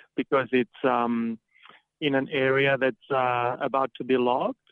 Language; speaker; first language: English; non-native, fluent; Catalan